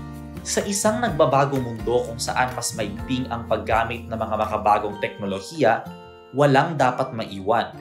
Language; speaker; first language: Filipino; native; Filipino